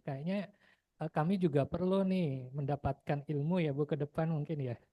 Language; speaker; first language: Indonesian; native; Indonesian